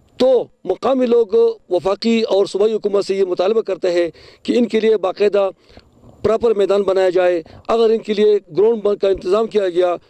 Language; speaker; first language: Urdu; non-native, local second language; Khowar